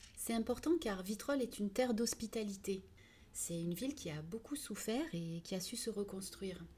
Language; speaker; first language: French; early bilingual, other home language; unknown